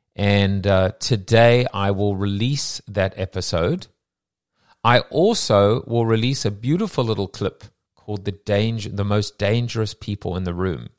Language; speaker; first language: English; native; English